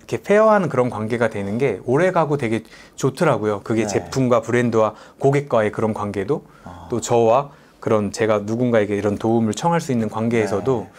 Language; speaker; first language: Korean; native; Korean